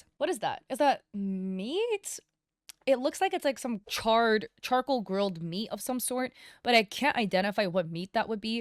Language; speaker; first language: English; native; English